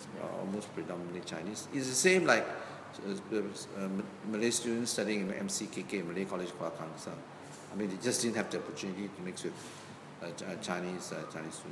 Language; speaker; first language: English; non-native, local second language; Min Nan Chinese